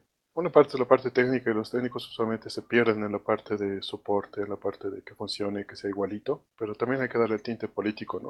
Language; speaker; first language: Spanish; native; Spanish